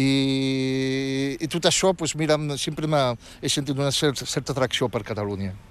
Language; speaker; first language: Catalan; non-native, fluent; Riffian